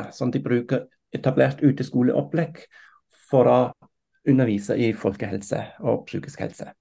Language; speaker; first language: Norwegian; non-native, fluent; German